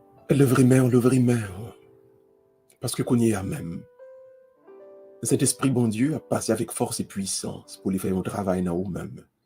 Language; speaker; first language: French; non-native, local second language; Haitian Creole